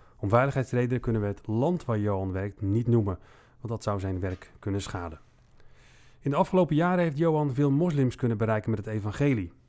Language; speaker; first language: Dutch; native; Dutch